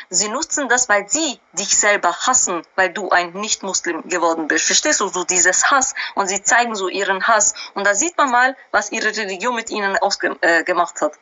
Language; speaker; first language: German; early bilingual, other home language; Albanian